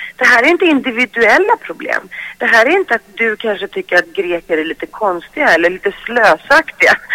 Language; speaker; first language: Swedish; early bilingual, other home language; Greek